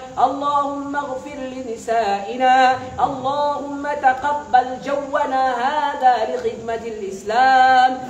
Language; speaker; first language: Arabic; non-native, fluent; Bangla